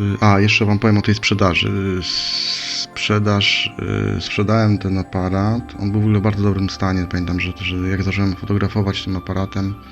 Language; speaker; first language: Polish; native; Polish